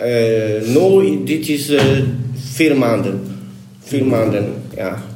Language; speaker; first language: Dutch; non-native, learner; Polish